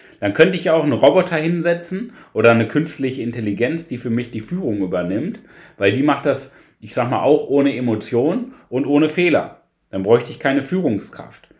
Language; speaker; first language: German; native; German